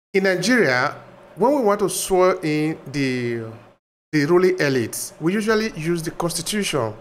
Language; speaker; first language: English; non-native, local second language; Bini